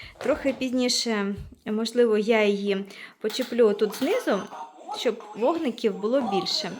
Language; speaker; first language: Ukrainian; native; Ukrainian